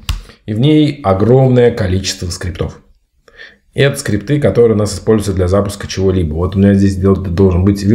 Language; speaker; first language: Russian; native; Russian